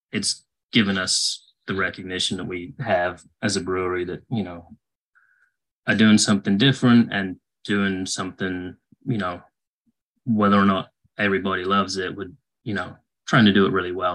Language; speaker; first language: English; native; English